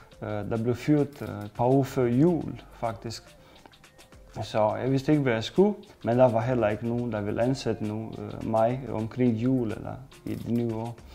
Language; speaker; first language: Danish; non-native, fluent; Romanian